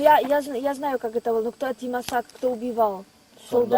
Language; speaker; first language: Russian; non-native, learner; Polish